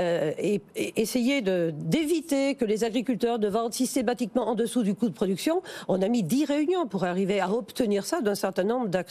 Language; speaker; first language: French; native; French